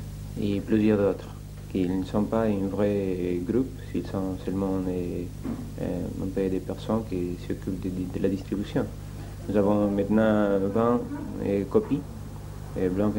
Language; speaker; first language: French; non-native, learner; Spanish